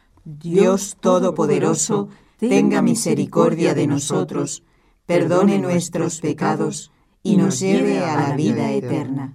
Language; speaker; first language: Spanish; native; Spanish